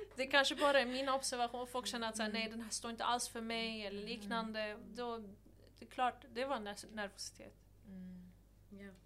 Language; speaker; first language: Swedish; early bilingual, other home language; Persian